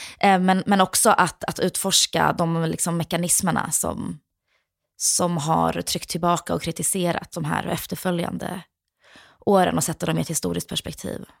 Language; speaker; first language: Swedish; early bilingual, other home language; Bosnian